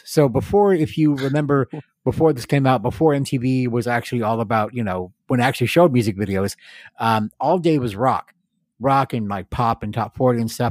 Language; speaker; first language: English; native; English